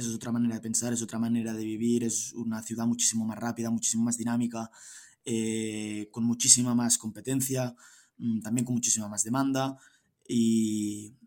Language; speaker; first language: Spanish; native; Spanish